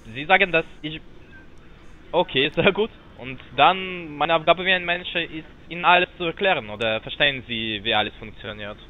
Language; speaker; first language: German; non-native, learner; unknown